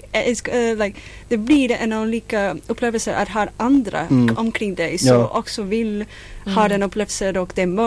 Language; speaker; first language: Swedish; non-native, fluent; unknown